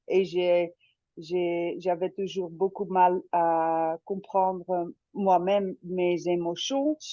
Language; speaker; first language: French; non-native, fluent; Dutch